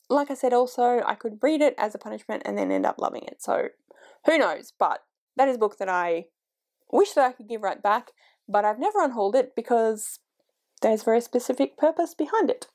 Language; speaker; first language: English; native; English